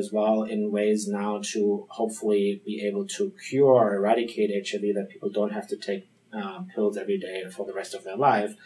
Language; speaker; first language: English; non-native, fluent; German